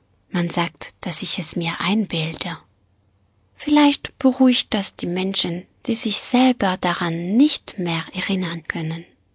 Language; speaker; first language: German; non-native, fluent; French